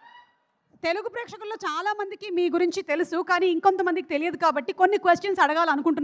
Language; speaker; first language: Telugu; native; Telugu